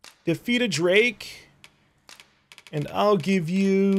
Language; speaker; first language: English; native; English